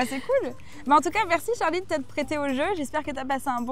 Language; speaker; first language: French; native; French